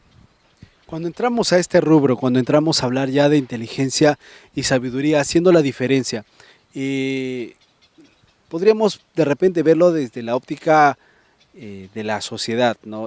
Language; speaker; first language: Spanish; native; Spanish